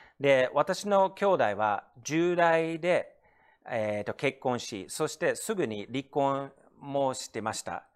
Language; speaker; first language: Japanese; non-native, fluent; English